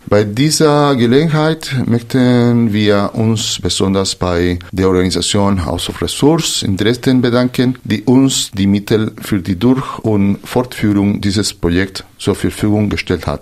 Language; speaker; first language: German; non-native, fluent; Spanish